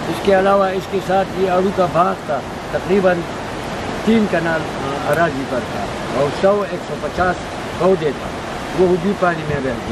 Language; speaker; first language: Hindi; non-native, local second language; Pashto